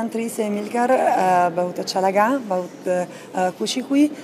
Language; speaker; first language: Hindi; non-native, fluent; Italian